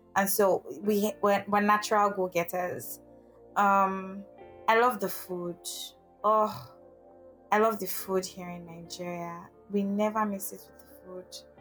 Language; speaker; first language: English; non-native, local second language; Igbo